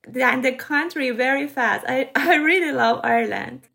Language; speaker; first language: English; non-native, fluent; Persian